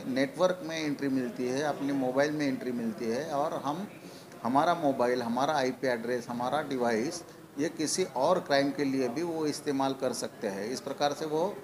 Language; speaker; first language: Hindi; non-native, local second language; Marathi